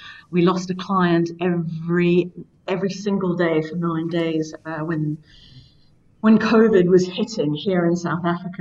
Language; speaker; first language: English; native; English